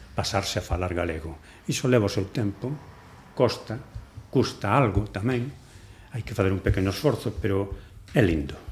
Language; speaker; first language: Galician; non-native, local second language; Spanish